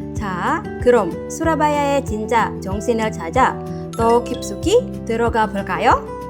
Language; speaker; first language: Korean; non-native, fluent; Indonesian